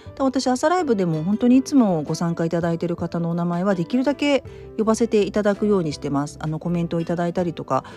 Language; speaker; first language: Japanese; native; Japanese